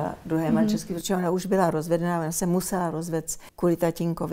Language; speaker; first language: Czech; early bilingual, heritage; Czech